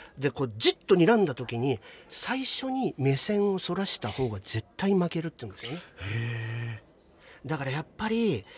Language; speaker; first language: Japanese; native; Japanese